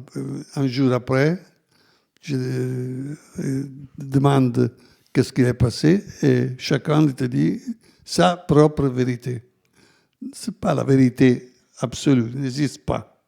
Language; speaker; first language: French; non-native, fluent; Italian